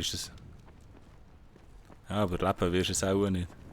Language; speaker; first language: German; native; German